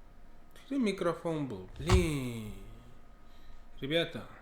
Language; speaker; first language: Russian; non-native, learner; English